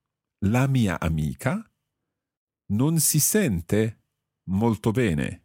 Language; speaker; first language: Italian; non-native, fluent; English